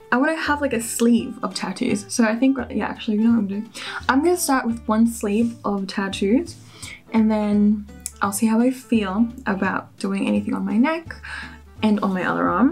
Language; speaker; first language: English; early bilingual, other home language; Spanish